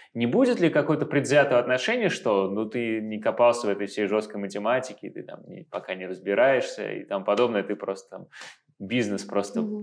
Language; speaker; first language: Russian; native; Russian